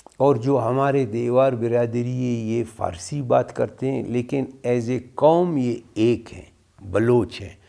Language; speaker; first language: Urdu; non-native, local second language; Brahui